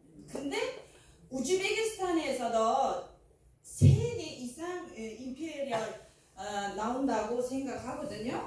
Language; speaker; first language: Korean; non-native, learner; Uzbek